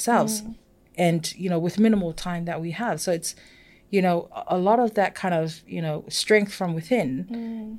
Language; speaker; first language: English; non-native, fluent; Samoan